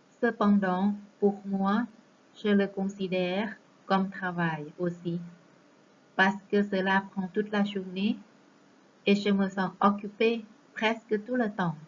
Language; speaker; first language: French; non-native, fluent; Thai